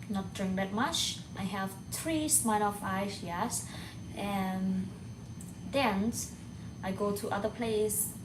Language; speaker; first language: English; non-native, learner; Thai